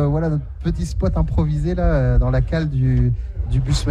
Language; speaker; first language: French; native; French